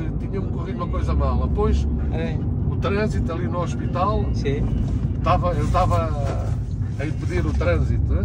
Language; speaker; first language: Portuguese; native; Portuguese